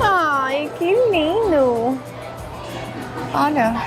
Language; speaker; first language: Portuguese; native; Portuguese